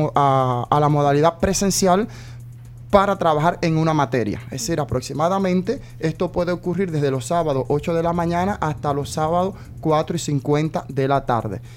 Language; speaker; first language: Spanish; native; Spanish